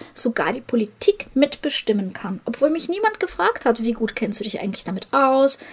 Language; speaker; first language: German; non-native, fluent; Ukrainian